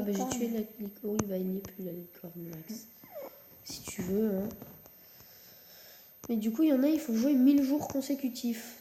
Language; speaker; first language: French; native; French